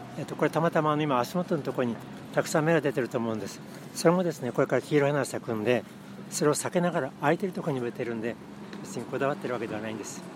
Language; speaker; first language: Japanese; native; Japanese